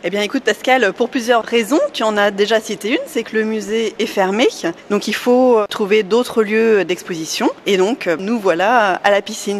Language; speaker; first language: French; native; French